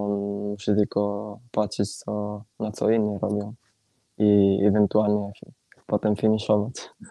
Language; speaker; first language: Polish; non-native, fluent; Italian